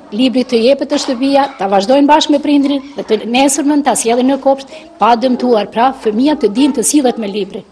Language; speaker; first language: Albanian; native; Albanian